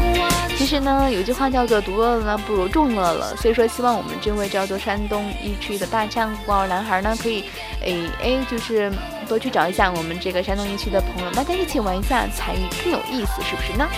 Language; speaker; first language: Chinese; native; Chinese